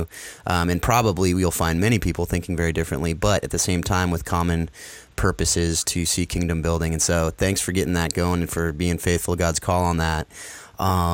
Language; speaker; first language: English; native; English